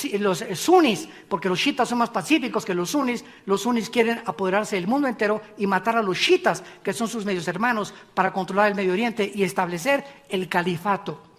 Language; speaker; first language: Spanish; native; Spanish